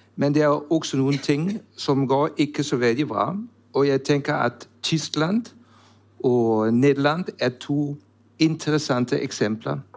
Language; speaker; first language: Norwegian; non-native, learner; German